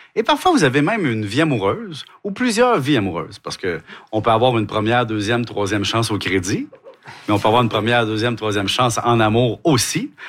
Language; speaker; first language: French; native; French